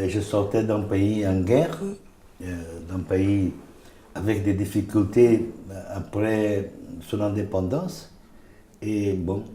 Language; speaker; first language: French; non-native, fluent; Portuguese